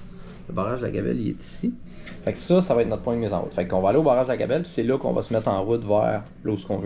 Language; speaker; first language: French; native; French